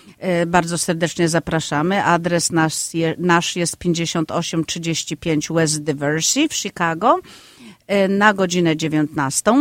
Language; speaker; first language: Polish; native; Polish